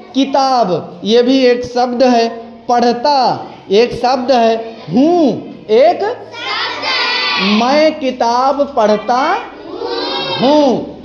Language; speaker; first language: Hindi; native; Hindi